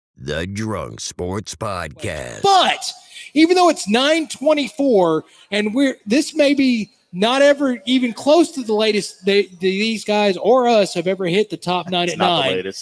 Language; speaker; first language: English; native; English